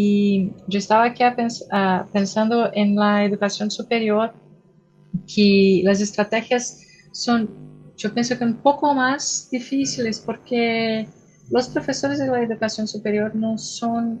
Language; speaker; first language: Spanish; non-native, fluent; Portuguese